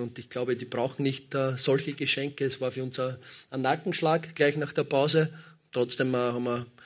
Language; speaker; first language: German; native; German